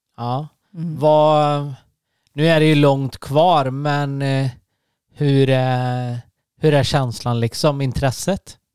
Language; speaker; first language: Swedish; native; Swedish